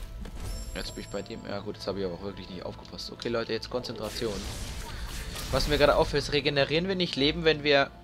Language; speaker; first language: German; native; German